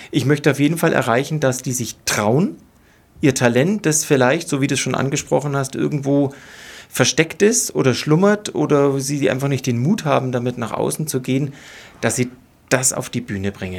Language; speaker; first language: German; native; German